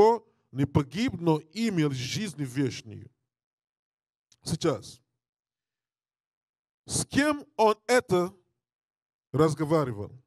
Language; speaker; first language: Russian; non-native, learner; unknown